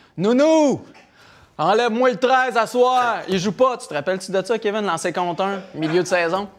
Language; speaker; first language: French; native; French